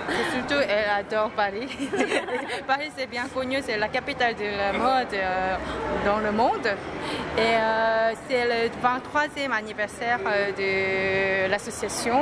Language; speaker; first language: French; non-native, fluent; Korean